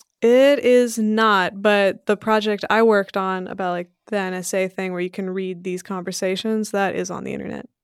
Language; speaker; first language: English; early bilingual, other home language; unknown